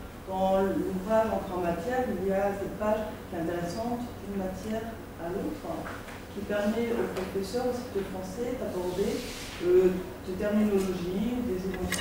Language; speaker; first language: French; native; French